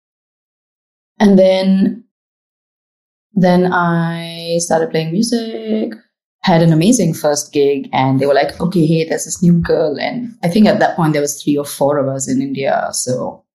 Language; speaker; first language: English; non-native, local second language; Marathi